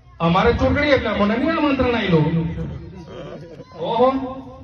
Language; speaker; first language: Gujarati; non-native, local second language; Rathawi